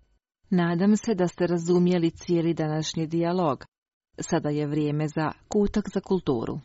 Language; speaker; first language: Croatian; non-native, fluent; Chinese